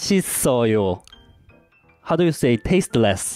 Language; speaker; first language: English; non-native, fluent; Korean